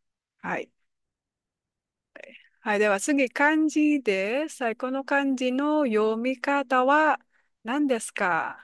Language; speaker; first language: Japanese; non-native, learner; Filipino